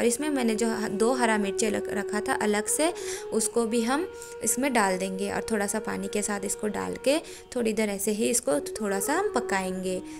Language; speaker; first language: Hindi; non-native, local second language; Bangla